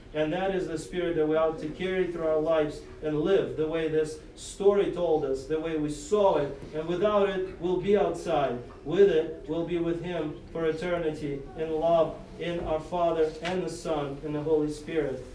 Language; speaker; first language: English; non-native, fluent; Russian